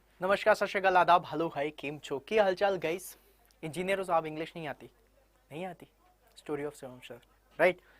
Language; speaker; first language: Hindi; native; Hindi